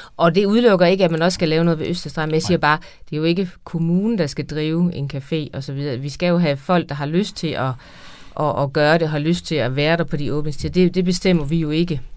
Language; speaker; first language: Danish; native; Danish